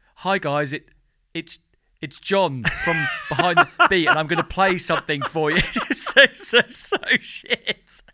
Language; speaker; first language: English; native; English